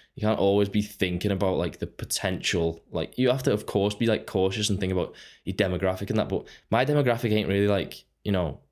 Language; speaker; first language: English; native; English